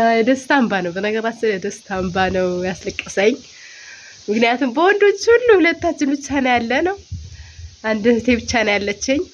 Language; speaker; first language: Amharic; non-native, local second language; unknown